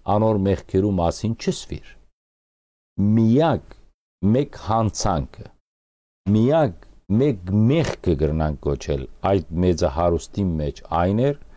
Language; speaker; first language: Armenian; early bilingual, heritage; Armenian